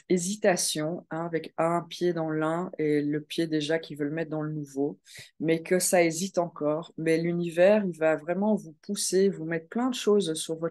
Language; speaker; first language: French; native; French